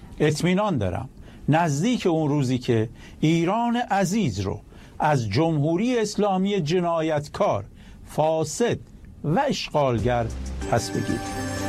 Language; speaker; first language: Persian; native; Persian